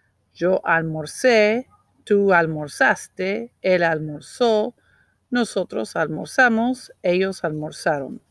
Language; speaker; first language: Spanish; non-native, fluent; English